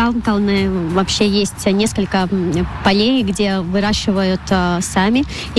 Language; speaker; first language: Russian; non-native, local second language; Latvian